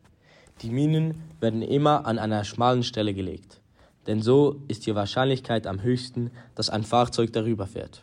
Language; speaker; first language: German; native; German